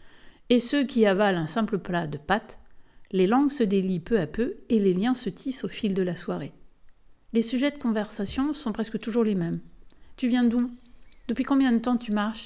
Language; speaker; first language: French; native; French